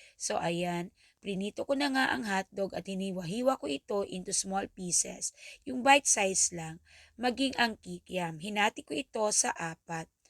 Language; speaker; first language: Filipino; non-native, local second language; Bikol